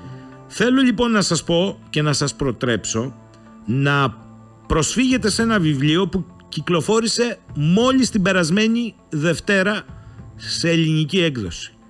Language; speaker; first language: Greek; native; Greek